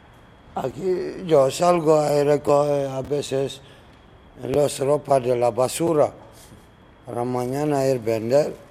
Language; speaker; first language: Spanish; non-native, learner; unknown